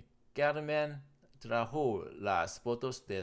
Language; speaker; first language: Spanish; non-native, learner; Korean